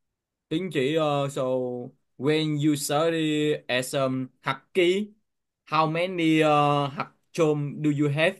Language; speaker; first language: English; non-native, learner; Vietnamese